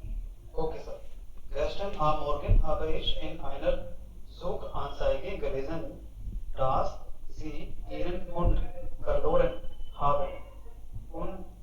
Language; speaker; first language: German; non-native, learner; Hindi